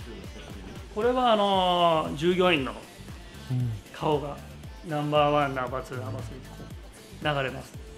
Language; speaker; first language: Japanese; native; Japanese